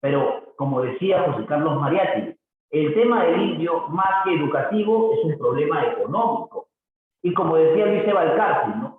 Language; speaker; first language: Spanish; native; Spanish